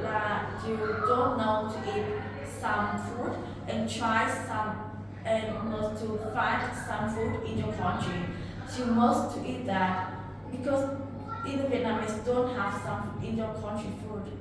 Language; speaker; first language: English; non-native, learner; Vietnamese